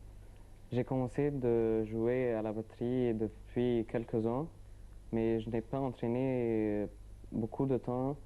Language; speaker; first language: French; non-native, learner; Arabic